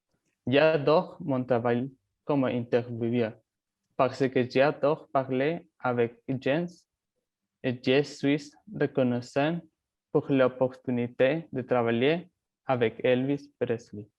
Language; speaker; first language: French; non-native, learner; Spanish